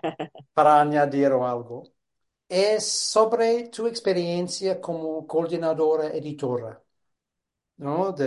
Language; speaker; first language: Spanish; non-native, fluent; English